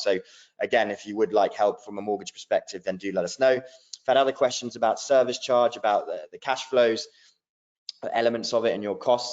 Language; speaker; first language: English; native; English